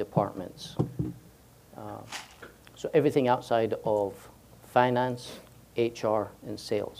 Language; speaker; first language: English; native; English